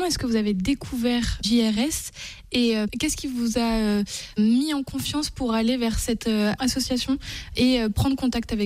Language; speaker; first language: French; native; French